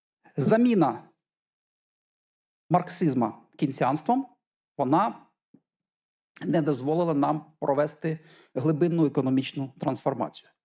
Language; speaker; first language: Ukrainian; native; Ukrainian